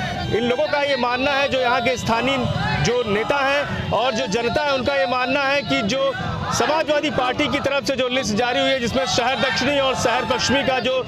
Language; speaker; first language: Hindi; native; Hindi